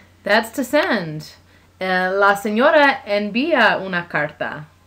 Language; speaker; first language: Spanish; non-native, fluent; English